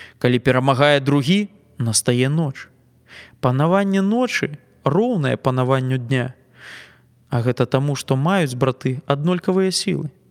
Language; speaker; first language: Belarusian; native; Belarusian